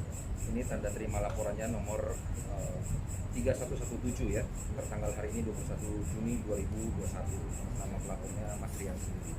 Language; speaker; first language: Indonesian; native; Indonesian